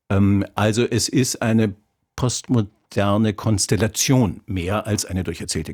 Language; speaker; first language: German; native; German